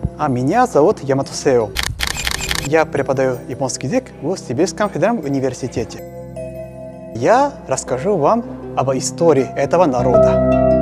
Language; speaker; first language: Russian; non-native, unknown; Japanese